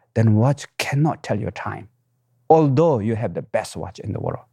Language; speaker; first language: English; non-native, local second language; Tibetan